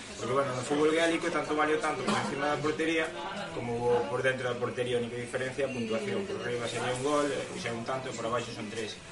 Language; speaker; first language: Galician; non-native, local second language; Spanish